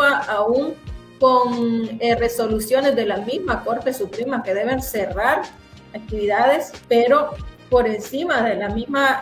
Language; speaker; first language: Spanish; native; Spanish